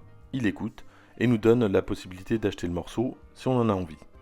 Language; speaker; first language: French; native; French